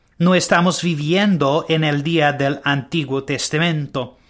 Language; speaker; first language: Spanish; non-native, learner; English